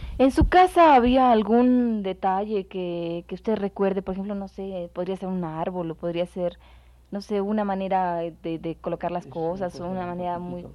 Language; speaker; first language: Spanish; native; Spanish